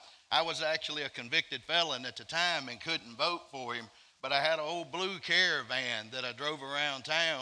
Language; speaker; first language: English; native; English